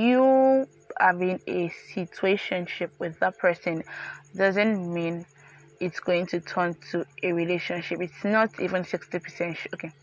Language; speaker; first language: English; non-native, local second language; Yoruba